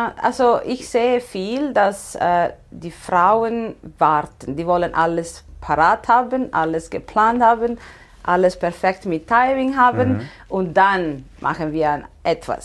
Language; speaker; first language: German; non-native, fluent; Italian